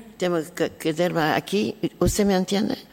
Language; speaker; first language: Spanish; non-native, learner; French